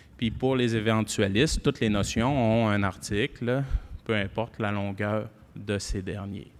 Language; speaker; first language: French; native; French